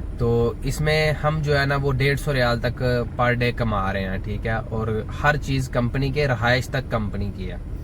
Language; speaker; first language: Urdu; non-native, local second language; Punjabi